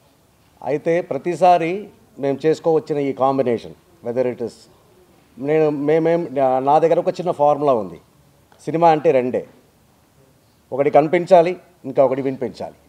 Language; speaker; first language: Telugu; native; Telugu